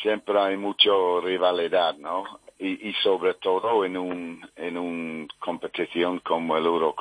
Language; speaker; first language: Spanish; non-native, fluent; English